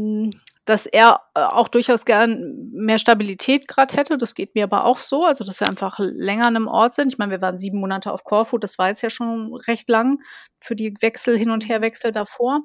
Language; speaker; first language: German; native; German